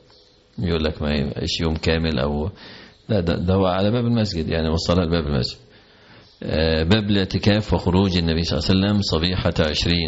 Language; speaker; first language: Arabic; native; Arabic